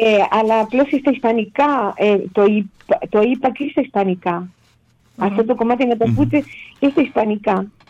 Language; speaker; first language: Greek; non-native, fluent; Spanish